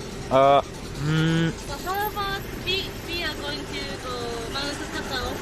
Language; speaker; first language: English; non-native, learner; Japanese